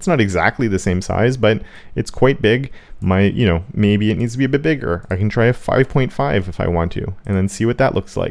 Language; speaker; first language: English; native; English